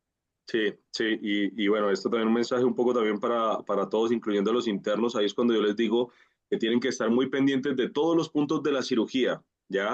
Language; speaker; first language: Spanish; native; Spanish